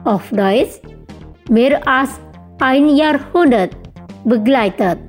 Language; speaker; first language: German; non-native, fluent; Indonesian